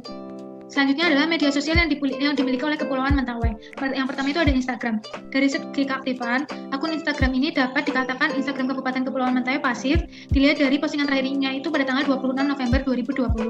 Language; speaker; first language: Indonesian; native; Indonesian